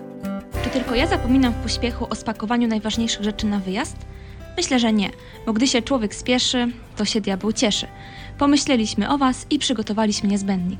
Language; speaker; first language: Polish; native; Polish